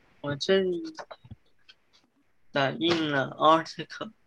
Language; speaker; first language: Chinese; early bilingual, heritage; Chinese